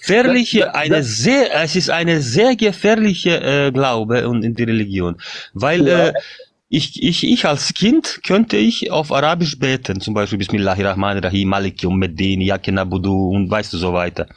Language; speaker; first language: German; non-native, fluent; Bosnian